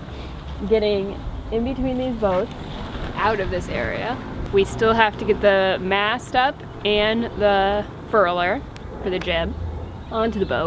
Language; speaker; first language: English; native; English